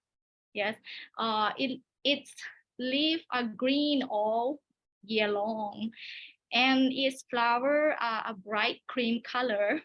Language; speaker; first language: English; non-native, learner; Thai